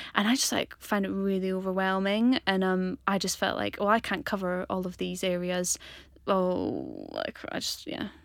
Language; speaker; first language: English; native; English